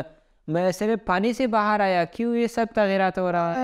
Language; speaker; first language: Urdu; early bilingual, other home language; Pashto